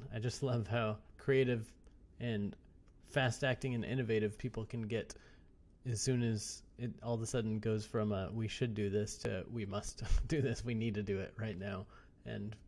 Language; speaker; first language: English; native; English